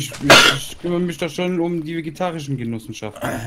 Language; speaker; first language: German; native; German